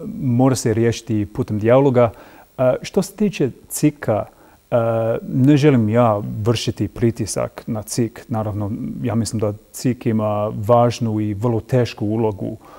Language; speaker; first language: Croatian; non-native, fluent; English